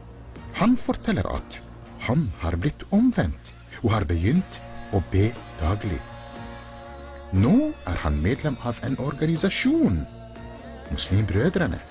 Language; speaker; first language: Norwegian; non-native, fluent; Arabic